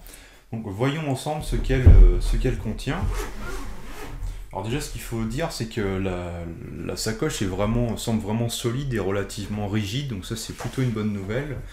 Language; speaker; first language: French; native; French